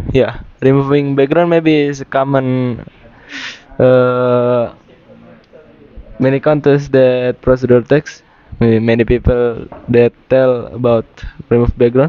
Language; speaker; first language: English; non-native, learner; Indonesian